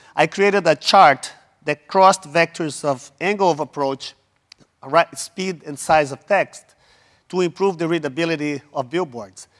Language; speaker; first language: English; non-native, fluent; Portuguese